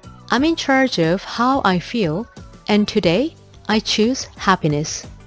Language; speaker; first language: English; non-native, fluent; Korean